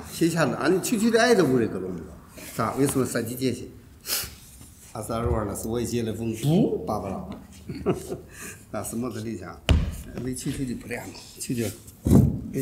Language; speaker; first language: Russian; non-native, learner; Chinese